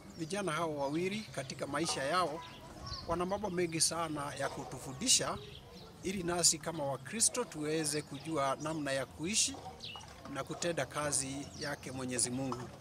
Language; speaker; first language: Swahili; non-native, local second language; Kikuyu